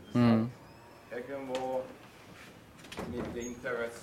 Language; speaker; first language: German; non-native, fluent; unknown